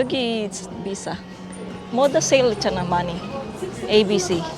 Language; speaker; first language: Korean; non-native, learner; Filipino